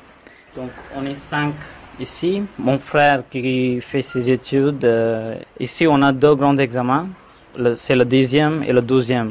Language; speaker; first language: French; non-native, fluent; Tamil